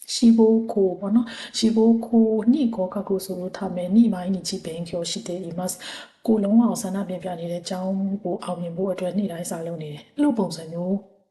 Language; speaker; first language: Burmese; native; Burmese